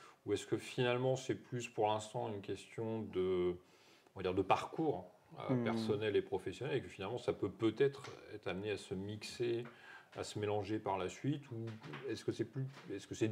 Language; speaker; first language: French; native; French